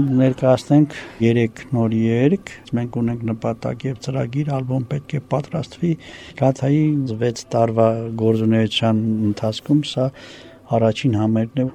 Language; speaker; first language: Armenian; native; Armenian